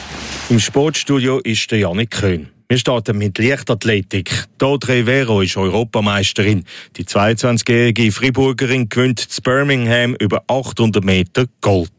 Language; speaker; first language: German; native; German